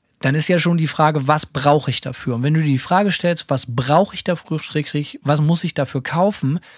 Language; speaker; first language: German; native; German